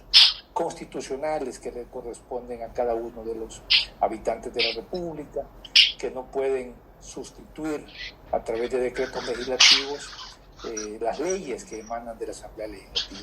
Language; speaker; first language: Spanish; native; Spanish